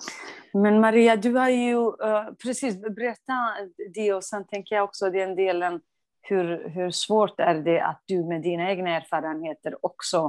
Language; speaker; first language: Swedish; non-native, fluent; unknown